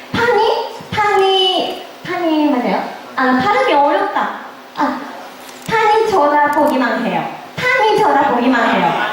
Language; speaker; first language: Korean; non-native, learner; Japanese